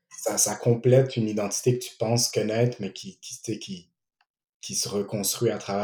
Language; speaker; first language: French; early bilingual, other home language; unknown